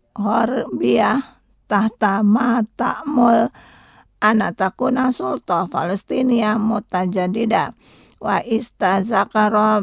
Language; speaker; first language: Arabic; non-native, learner; Indonesian